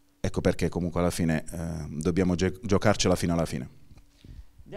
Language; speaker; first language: Italian; native; Italian